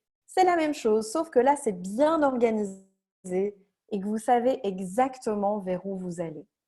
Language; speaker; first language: French; native; French